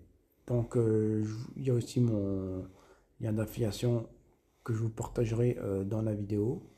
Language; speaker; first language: French; native; French